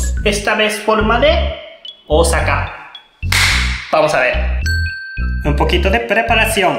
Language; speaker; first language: Spanish; non-native, learner; Japanese